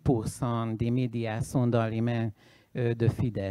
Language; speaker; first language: French; non-native, learner; Hungarian